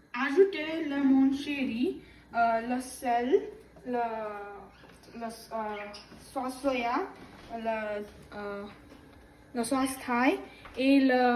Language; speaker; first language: French; non-native, learner; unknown